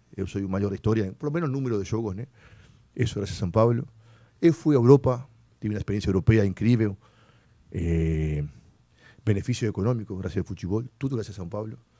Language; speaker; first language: Spanish; native; Spanish